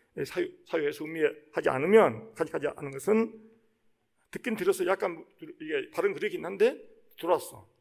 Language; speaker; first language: Korean; native; Korean